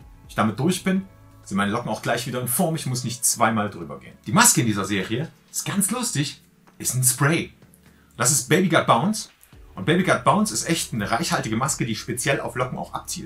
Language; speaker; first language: German; native; German